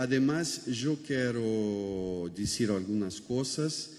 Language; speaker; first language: Spanish; non-native, fluent; Portuguese